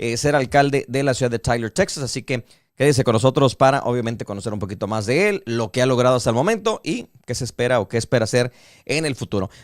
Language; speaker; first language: Spanish; early bilingual, heritage; Spanish